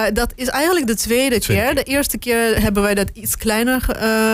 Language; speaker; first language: Dutch; non-native, fluent; Russian